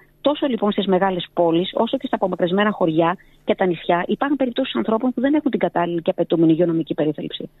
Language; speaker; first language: Greek; early bilingual, heritage; Greek